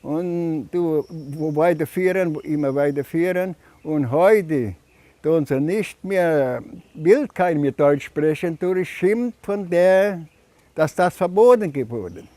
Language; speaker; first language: German; early bilingual, heritage; German